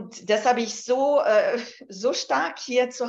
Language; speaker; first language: German; non-native, fluent; French